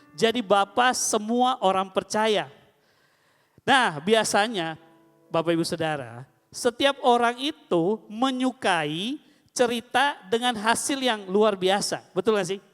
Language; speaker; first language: Indonesian; native; Indonesian